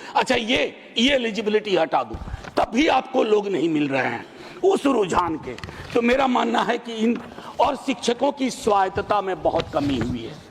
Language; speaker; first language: Hindi; native; Hindi